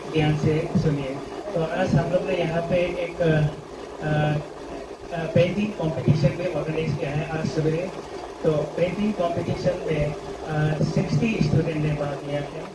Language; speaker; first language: Hindi; non-native, local second language; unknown